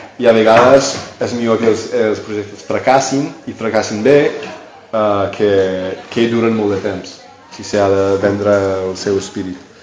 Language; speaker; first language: Catalan; non-native, fluent; English